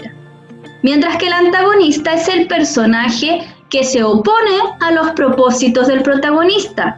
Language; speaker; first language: Spanish; native; Spanish